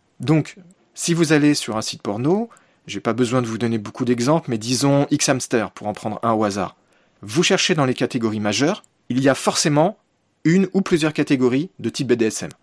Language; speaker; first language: French; native; French